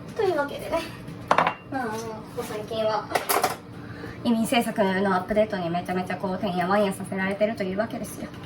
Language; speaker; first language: Japanese; native; Japanese